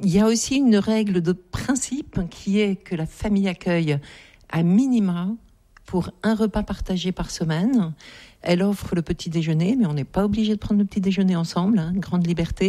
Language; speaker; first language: French; native; French